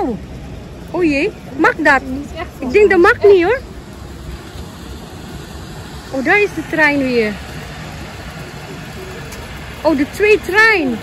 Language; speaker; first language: Dutch; non-native, learner; Filipino